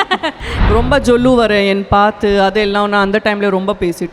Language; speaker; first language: Tamil; non-native, local second language; Gujarati